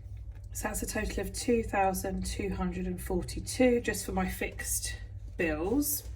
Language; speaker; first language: English; native; English